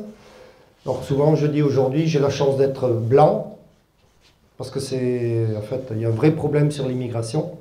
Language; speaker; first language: French; early bilingual, other home language; German